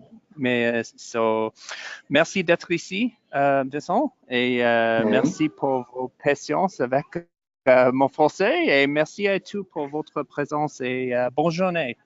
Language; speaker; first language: French; non-native, learner; English